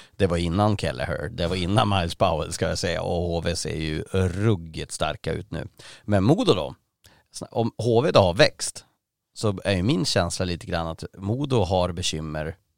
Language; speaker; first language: Swedish; native; Swedish